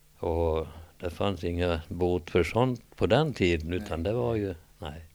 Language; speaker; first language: Swedish; native; Swedish